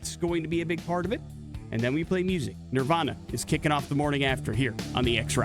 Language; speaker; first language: English; native; English